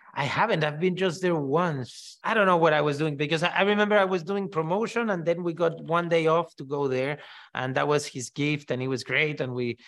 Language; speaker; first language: English; non-native, fluent; Spanish